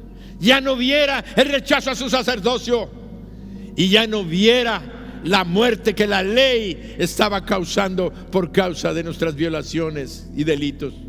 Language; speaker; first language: Spanish; native; Spanish